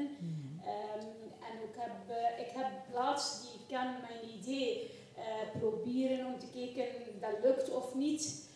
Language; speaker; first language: Dutch; non-native, learner; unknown